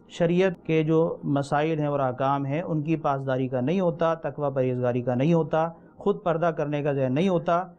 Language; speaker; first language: Urdu; native; Urdu